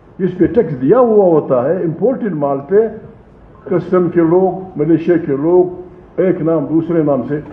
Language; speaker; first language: Urdu; non-native, local second language; Pashto